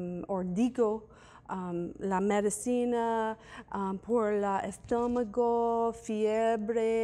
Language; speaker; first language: Spanish; non-native, learner; English